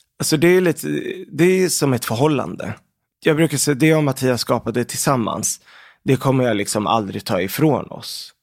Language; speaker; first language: Swedish; early bilingual, other home language; Arabic